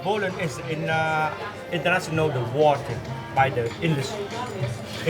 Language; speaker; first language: Dutch; non-native, learner; Vietnamese